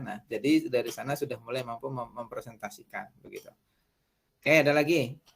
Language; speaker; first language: Indonesian; native; Indonesian